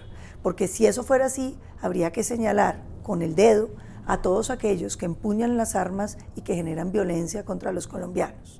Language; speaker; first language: Spanish; native; Spanish